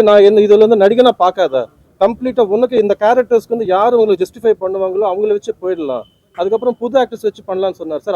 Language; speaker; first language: Tamil; non-native, fluent; Telugu